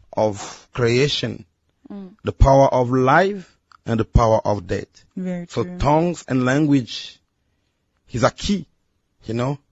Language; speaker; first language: English; non-native, learner; Lingala